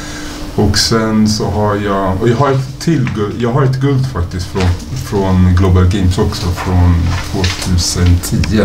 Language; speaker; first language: Swedish; native; Swedish